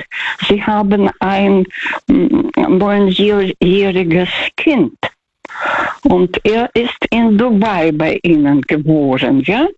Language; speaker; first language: German; non-native, fluent; Russian